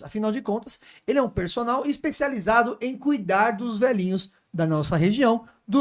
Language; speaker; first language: Portuguese; native; Portuguese